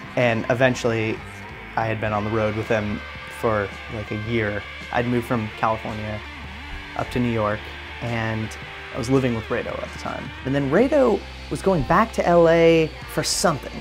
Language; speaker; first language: English; native; English